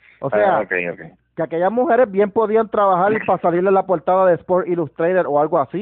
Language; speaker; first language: Spanish; native; Spanish